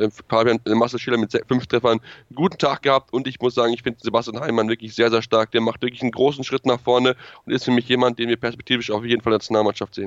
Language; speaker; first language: German; native; German